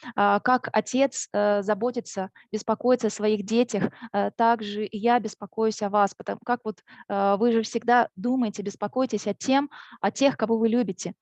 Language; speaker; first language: Russian; native; Russian